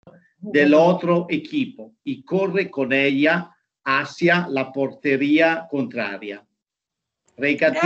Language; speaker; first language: Spanish; non-native, learner; Italian